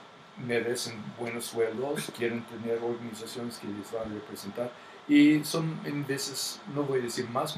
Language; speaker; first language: Spanish; non-native, fluent; English